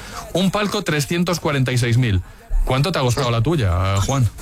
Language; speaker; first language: Spanish; native; Spanish